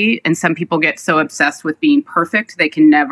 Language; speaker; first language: English; native; English